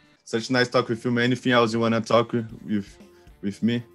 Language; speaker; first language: English; non-native, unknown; Portuguese